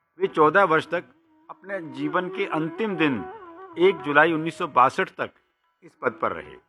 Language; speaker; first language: Hindi; native; Hindi